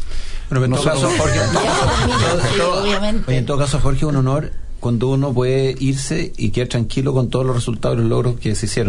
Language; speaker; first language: Spanish; native; Spanish